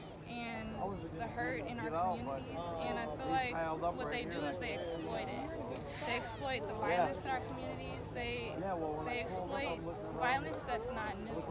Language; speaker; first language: English; native; English